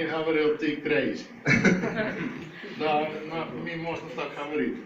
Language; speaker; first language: Russian; non-native, learner; Dutch